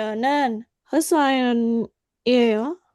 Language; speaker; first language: Korean; non-native, learner; Indonesian